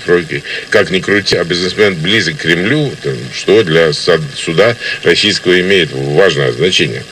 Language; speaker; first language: Russian; native; Russian